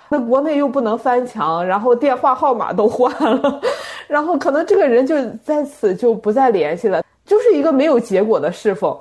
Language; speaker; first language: Chinese; native; Chinese